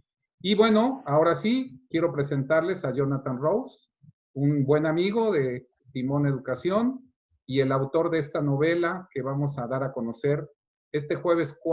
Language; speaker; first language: Spanish; native; Spanish